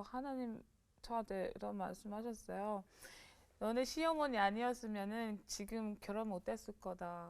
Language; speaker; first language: Korean; non-native, fluent; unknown